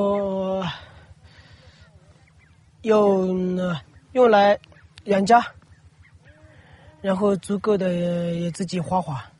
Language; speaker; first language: Chinese; non-native, local second language; Tibetan